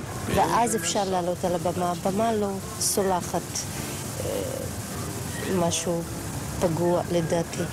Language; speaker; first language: Hebrew; non-native, local second language; Russian